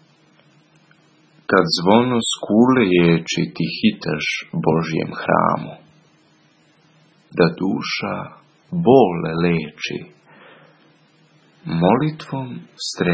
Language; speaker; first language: Serbian; native; Serbian